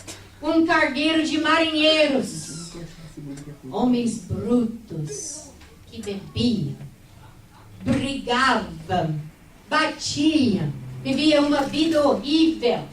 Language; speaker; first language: Portuguese; non-native, fluent; English